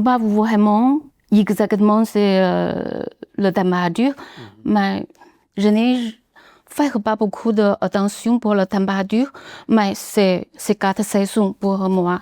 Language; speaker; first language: French; non-native, learner; Chinese